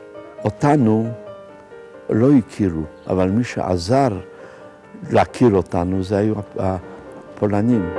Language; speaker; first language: Hebrew; non-native, fluent; Polish